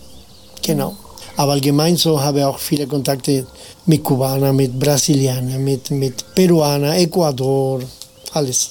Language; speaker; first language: German; non-native, fluent; Spanish